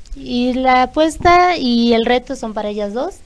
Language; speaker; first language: Spanish; native; Spanish